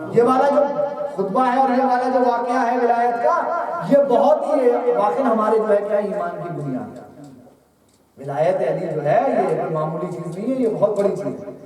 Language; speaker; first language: Urdu; native; Urdu